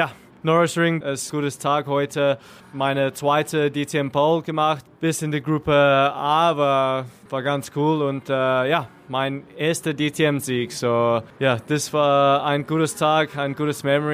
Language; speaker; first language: German; non-native, learner; English